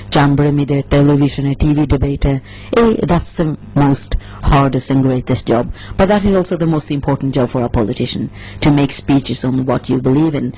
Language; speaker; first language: Bangla; early bilingual, heritage; Bangla